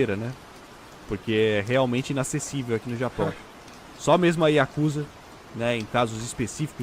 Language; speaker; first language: Portuguese; native; Portuguese